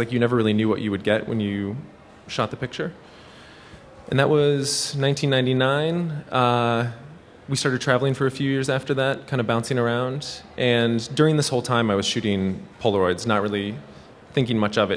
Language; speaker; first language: English; native; English